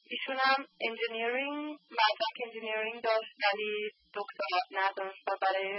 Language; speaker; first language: Persian; early bilingual, heritage; Persian